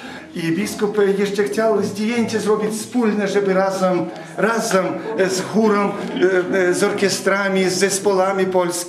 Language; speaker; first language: Polish; early bilingual, heritage; Polish